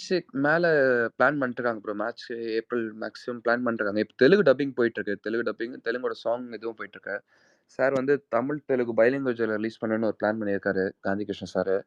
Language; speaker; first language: Tamil; native; Tamil